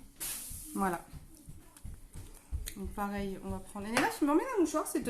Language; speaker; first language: French; native; French